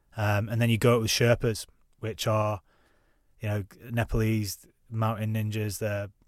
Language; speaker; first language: English; native; English